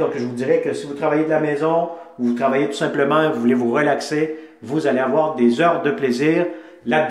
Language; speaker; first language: French; native; French